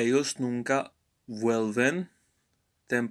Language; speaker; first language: Spanish; non-native, learner; English